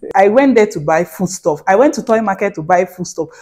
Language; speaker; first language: English; non-native, local second language; Hausa